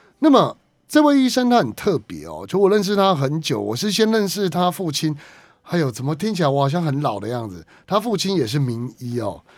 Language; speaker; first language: Chinese; native; Chinese